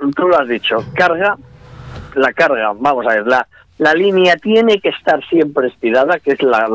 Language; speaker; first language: Spanish; native; Spanish